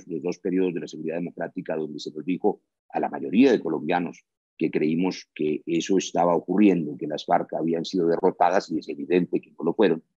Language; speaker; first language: Spanish; native; Spanish